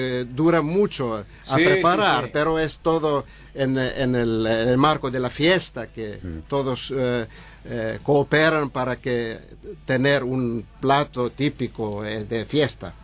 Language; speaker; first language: Spanish; non-native, learner; Greek